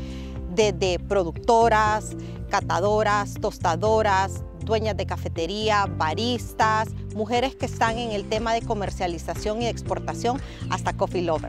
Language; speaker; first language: Spanish; native; Spanish